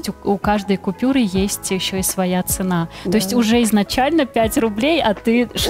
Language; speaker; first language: Russian; native; Russian